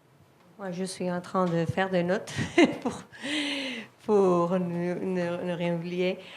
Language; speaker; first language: French; non-native, fluent; Spanish